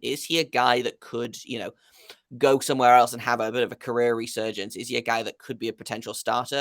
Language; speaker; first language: English; native; English